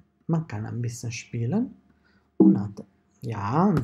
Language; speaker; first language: German; non-native, fluent; Italian